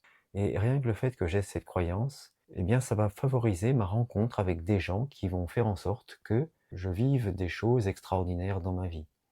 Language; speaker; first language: French; native; French